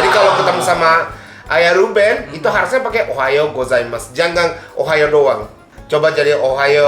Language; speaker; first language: Indonesian; non-native, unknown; Japanese